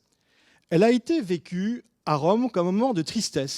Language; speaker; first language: French; native; French